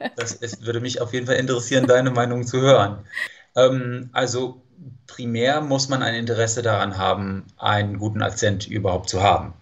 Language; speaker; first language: German; non-native, fluent; English